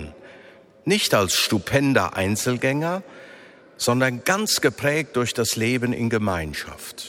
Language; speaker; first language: German; native; German